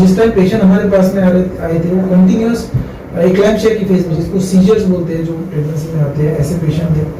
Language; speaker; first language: Hindi; non-native, local second language; Marathi